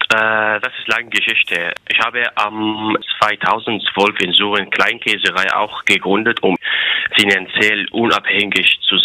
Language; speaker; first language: German; non-native, fluent; Arabic